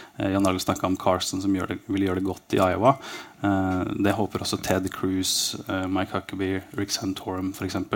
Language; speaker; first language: Norwegian; native; Norwegian